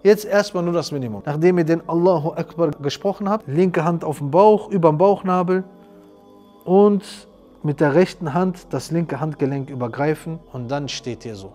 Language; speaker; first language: German; native; German